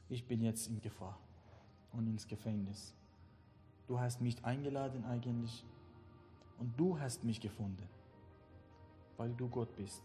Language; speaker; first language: German; non-native, learner; Persian